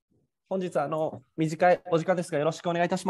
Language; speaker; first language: Japanese; native; Japanese